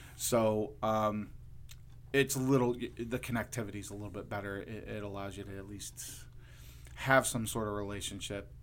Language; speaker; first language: English; native; English